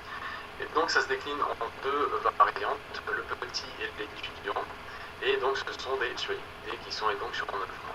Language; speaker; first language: French; native; French